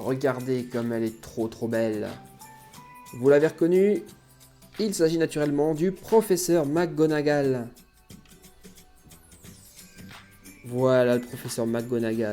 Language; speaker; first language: French; native; French